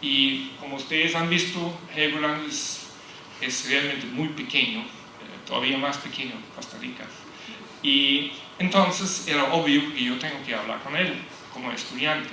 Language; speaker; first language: Spanish; non-native, fluent; German